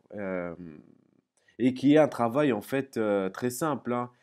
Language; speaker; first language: French; non-native, local second language; Arabic